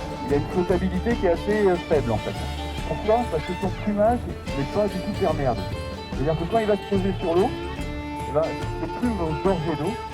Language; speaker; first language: French; native; French